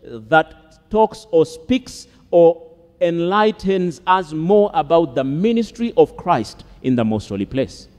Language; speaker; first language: English; non-native, local second language; Swahili